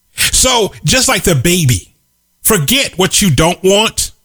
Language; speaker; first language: English; native; English